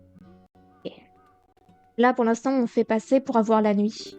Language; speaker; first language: French; native; French